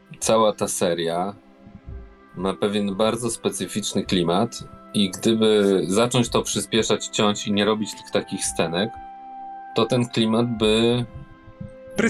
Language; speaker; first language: Polish; native; Polish